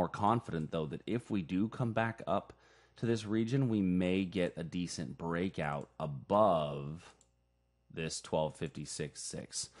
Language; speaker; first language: English; native; English